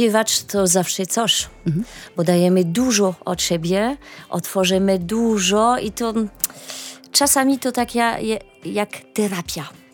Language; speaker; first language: Polish; non-native, learner; French